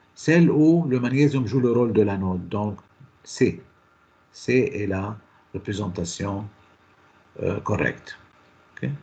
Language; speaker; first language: French; non-native, local second language; Arabic